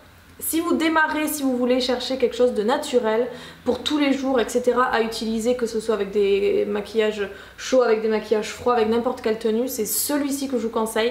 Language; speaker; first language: French; native; French